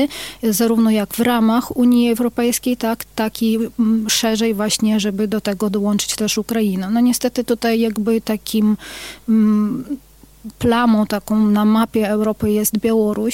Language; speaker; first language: Polish; non-native, fluent; Ukrainian